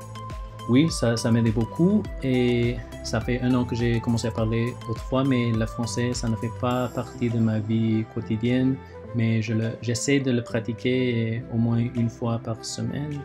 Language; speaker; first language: French; early bilingual, other home language; Chinese